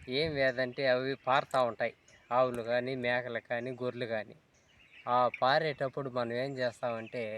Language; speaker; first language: Telugu; non-native, local second language; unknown